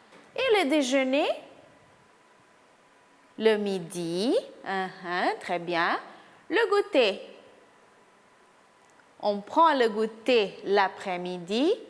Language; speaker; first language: French; non-native, fluent; Portuguese